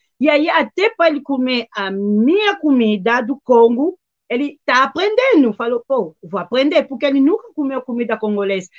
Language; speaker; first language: Portuguese; non-native, fluent; Lingala